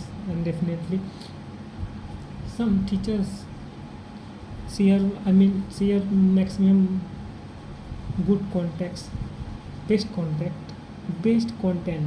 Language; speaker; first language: English; non-native, learner; Hindi